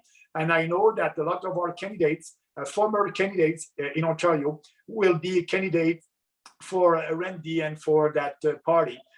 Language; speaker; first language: English; non-native, local second language; French